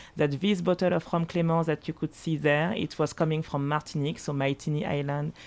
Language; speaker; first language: English; non-native, fluent; French